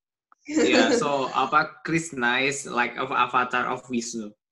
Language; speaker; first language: English; non-native, learner; Indonesian